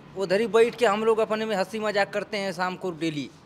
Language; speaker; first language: Hindi; native; Hindi